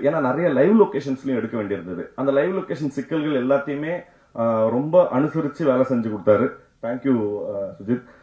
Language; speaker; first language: Tamil; native; Tamil